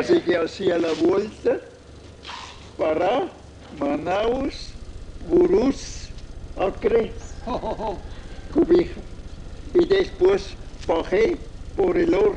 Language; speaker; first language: Spanish; non-native, fluent; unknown